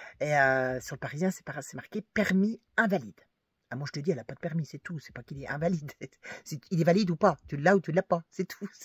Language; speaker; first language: French; native; French